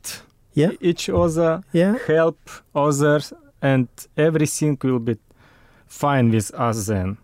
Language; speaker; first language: English; non-native, learner; Russian